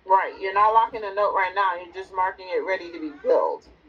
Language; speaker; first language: English; native; English